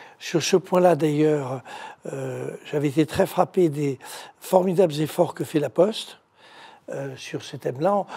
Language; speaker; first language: French; native; French